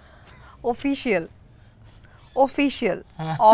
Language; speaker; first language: Telugu; non-native, learner; Bangla